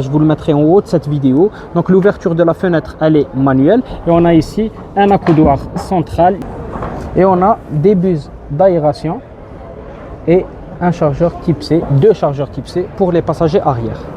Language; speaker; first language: French; native; French